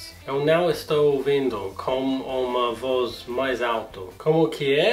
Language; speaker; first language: Portuguese; non-native, fluent; English